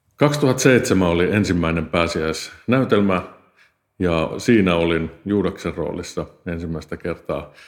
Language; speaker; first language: Finnish; native; Finnish